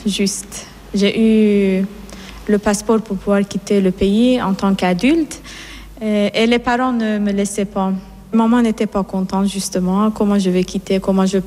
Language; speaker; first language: French; non-native, fluent; Persian